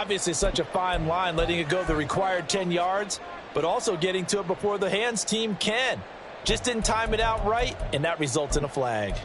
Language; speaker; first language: English; native; English